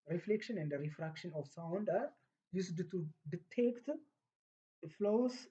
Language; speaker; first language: English; non-native, local second language; Amharic